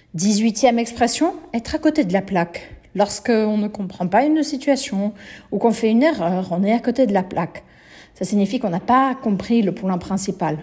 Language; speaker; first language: French; non-native, fluent; Portuguese